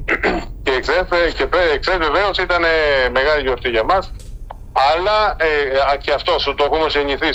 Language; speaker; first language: Greek; early bilingual, heritage; Spanish